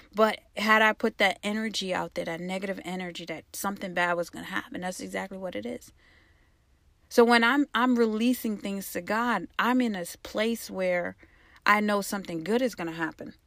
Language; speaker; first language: English; early bilingual, other home language; Haitian Creole